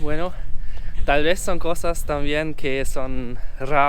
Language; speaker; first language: Spanish; non-native, learner; German